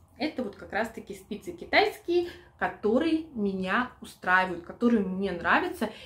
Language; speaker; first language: Russian; native; Russian